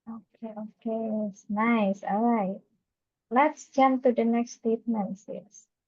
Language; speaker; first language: English; non-native, fluent; Indonesian